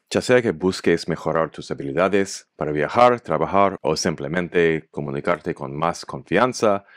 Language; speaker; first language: Spanish; non-native, learner; English